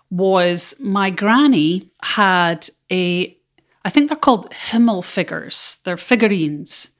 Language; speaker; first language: English; native; English